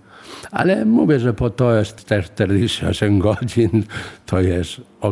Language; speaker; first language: Polish; non-native, fluent; Spanish